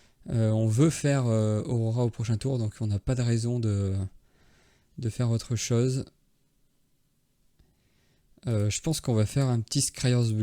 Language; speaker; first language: French; native; French